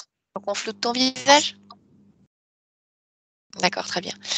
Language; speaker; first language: French; native; French